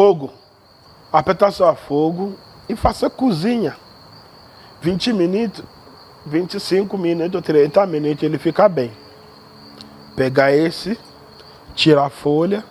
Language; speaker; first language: Portuguese; non-native, learner; Yoruba